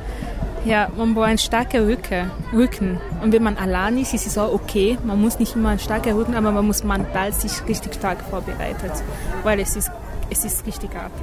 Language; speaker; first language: German; non-native, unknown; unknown